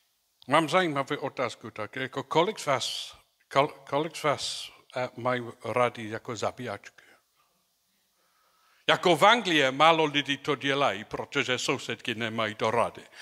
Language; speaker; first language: Czech; non-native, learner; English